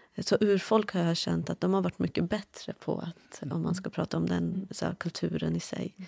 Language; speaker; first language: Swedish; early bilingual, other home language; Kurdish